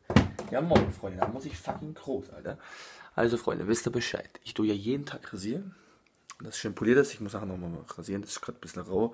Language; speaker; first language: German; non-native, fluent; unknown